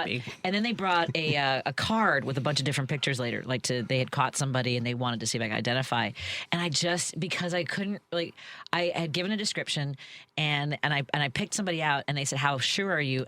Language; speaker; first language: English; native; English